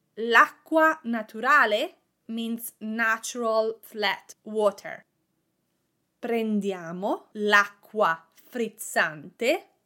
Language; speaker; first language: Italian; native; Italian